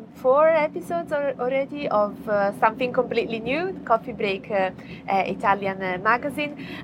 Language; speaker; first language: English; non-native, fluent; Italian